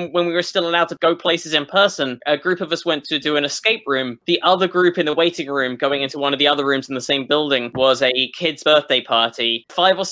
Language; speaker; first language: English; native; English